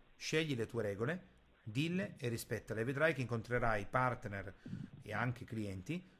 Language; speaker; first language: Italian; native; Italian